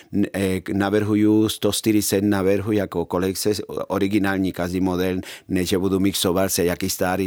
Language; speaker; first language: Czech; non-native, fluent; Spanish